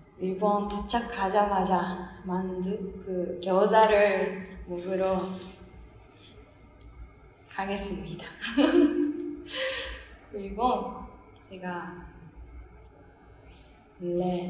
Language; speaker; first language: Korean; non-native, fluent; Japanese